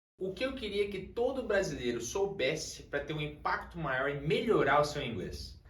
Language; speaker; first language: Portuguese; early bilingual, heritage; Portuguese